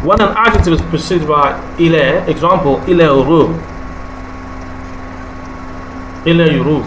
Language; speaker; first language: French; non-native, learner; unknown